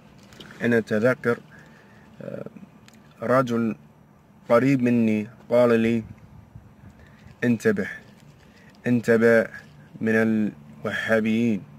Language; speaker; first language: Arabic; non-native, learner; English